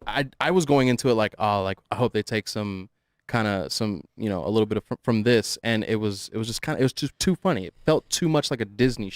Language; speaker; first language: English; native; English